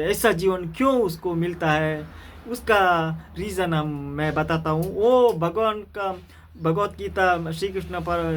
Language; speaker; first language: Hindi; non-native, local second language; Kannada